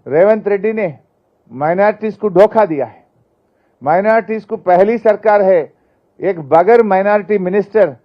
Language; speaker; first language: Hindi; non-native, local second language; Telugu